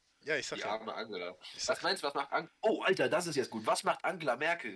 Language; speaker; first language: German; native; German